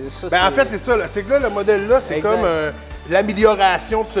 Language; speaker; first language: French; native; French